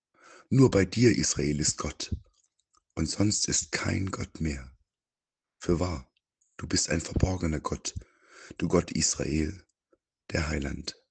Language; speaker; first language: German; native; German